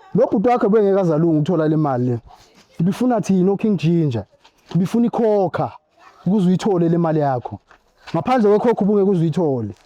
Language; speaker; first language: Zulu; native; Zulu